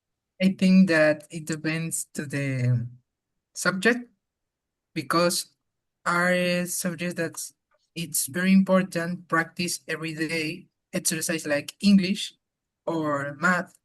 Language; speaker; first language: English; non-native, learner; Spanish